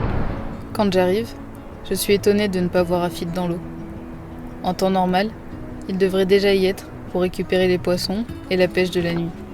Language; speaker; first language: French; native; French